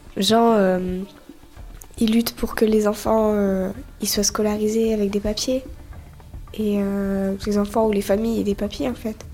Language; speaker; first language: French; native; French